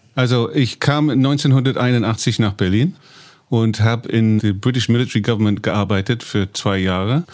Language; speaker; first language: German; non-native, fluent; English